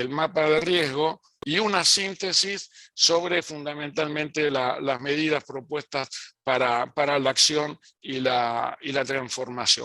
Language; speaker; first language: Spanish; native; Spanish